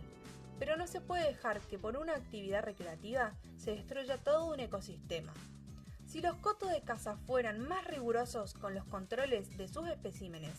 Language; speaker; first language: Spanish; native; Spanish